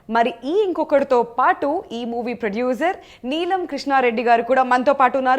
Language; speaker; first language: Telugu; native; Telugu